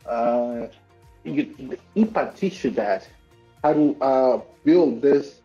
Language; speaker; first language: English; native; English